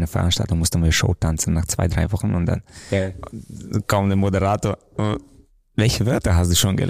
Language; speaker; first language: German; non-native, fluent; Romanian